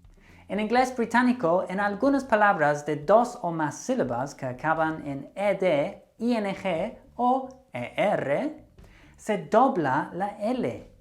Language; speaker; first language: Spanish; non-native, fluent; English